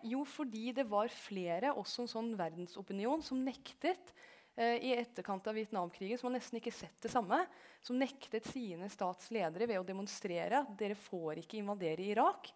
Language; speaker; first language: Norwegian; early bilingual, other home language; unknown